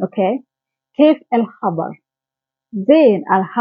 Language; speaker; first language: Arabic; non-native, learner; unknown